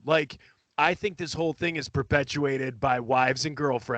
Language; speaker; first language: English; native; English